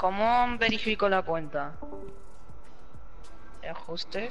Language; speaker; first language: Spanish; early bilingual, heritage; Spanish